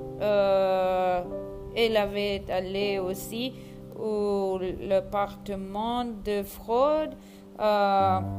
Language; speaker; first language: French; non-native, learner; Spanish